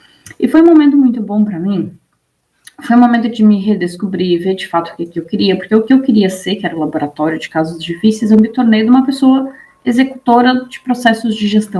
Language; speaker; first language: Portuguese; native; Portuguese